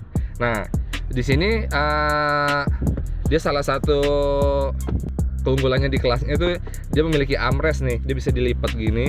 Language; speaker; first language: Indonesian; native; Indonesian